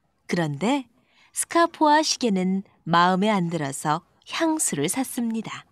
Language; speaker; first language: Korean; non-native, learner; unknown